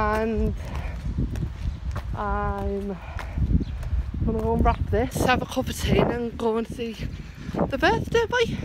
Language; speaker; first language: English; native; English